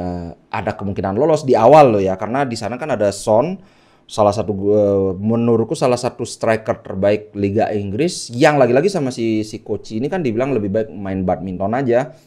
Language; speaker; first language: Indonesian; native; Indonesian